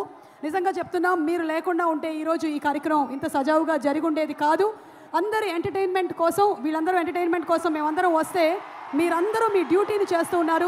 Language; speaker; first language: Telugu; native; Telugu